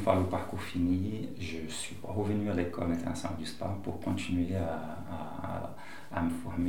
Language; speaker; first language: French; non-native, fluent; Portuguese